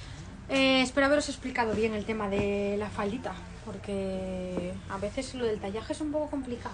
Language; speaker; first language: Spanish; native; Spanish